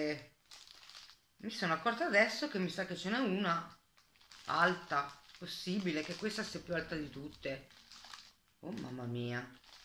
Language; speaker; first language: Italian; native; Italian